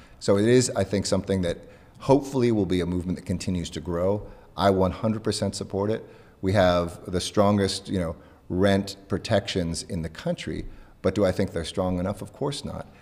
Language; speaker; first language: English; native; English